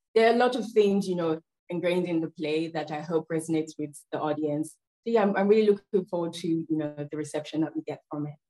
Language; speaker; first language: English; non-native, local second language; Yoruba